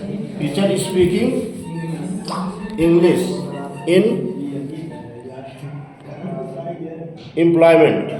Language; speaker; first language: English; non-native, local second language; Hindi